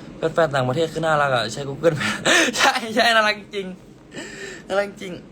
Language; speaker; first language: Thai; native; Thai